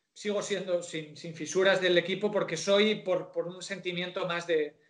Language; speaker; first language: Spanish; native; Spanish